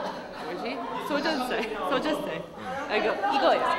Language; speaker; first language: Korean; non-native, learner; English